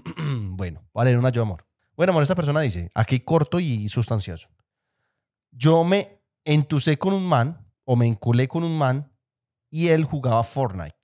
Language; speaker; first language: Spanish; native; Spanish